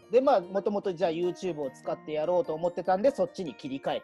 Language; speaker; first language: Japanese; native; Japanese